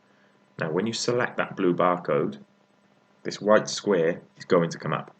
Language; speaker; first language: English; native; English